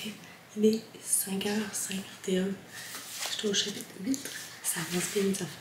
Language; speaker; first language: French; native; French